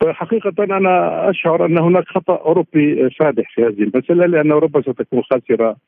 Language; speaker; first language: Arabic; native; Arabic